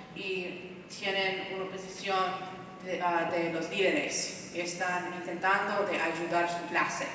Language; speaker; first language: Spanish; non-native, fluent; English